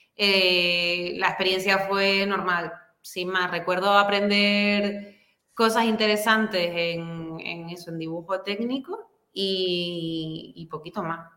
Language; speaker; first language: Spanish; native; Spanish